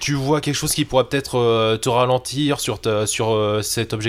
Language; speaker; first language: French; native; French